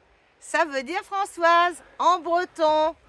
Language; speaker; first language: French; native; French